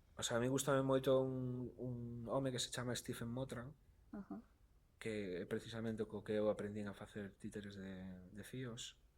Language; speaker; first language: Galician; native; Galician